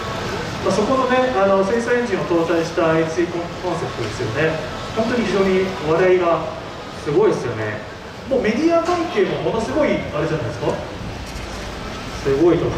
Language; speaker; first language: Japanese; native; Japanese